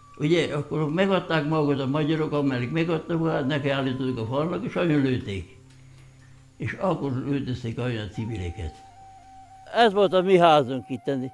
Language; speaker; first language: Hungarian; non-native, local second language; German